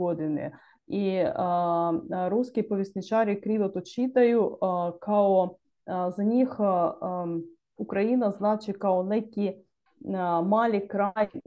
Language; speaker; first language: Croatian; non-native, learner; Ukrainian